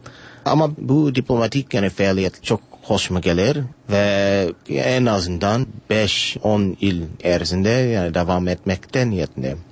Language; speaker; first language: Turkish; non-native, learner; English